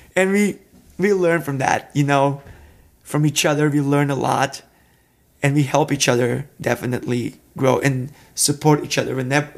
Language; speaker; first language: English; non-native, fluent; Serbian